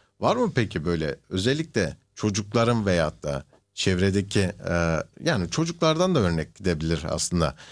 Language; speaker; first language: Turkish; native; Turkish